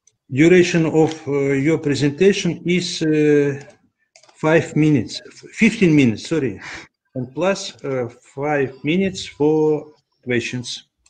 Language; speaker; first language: English; non-native, learner; Russian